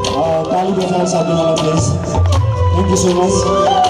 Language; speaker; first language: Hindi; non-native, learner; Nepali